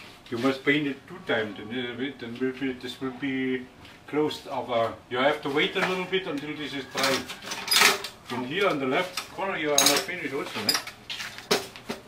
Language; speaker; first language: English; non-native, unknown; German